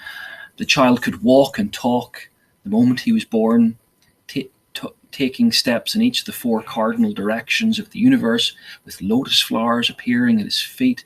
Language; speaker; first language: English; native; English